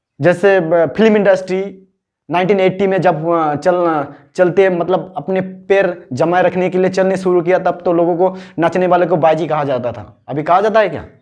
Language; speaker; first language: Hindi; non-native, local second language; Bangla